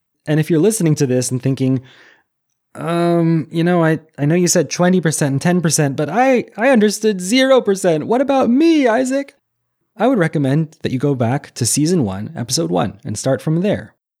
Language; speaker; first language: English; native; English